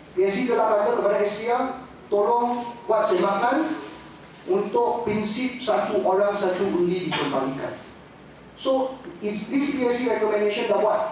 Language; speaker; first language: Malay; non-native, local second language; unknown